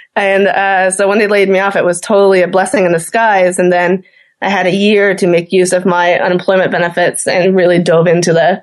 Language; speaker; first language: English; native; English